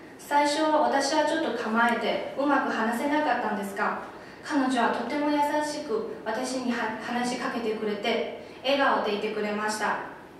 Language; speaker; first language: Japanese; non-native, fluent; Chinese